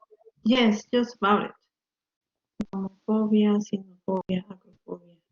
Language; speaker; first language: English; non-native, learner; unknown